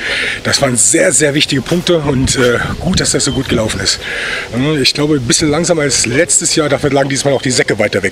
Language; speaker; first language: German; native; German